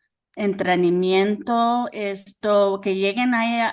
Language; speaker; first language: Spanish; early bilingual, heritage; Spanish